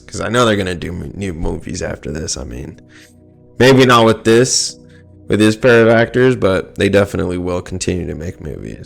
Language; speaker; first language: English; native; English